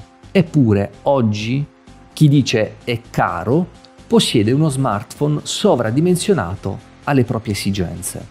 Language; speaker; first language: Italian; native; Italian